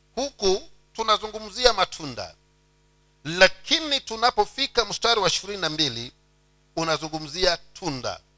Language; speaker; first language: Swahili; native; Swahili